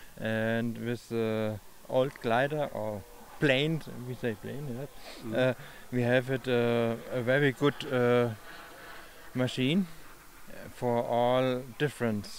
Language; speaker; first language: English; non-native, learner; German